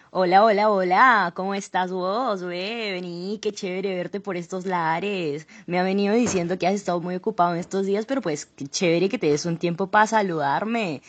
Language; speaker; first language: Spanish; native; Spanish